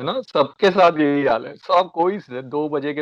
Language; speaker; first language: Hindi; native; Hindi